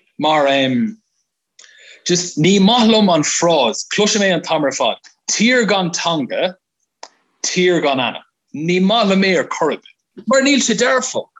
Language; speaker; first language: Irish; non-native, local second language; English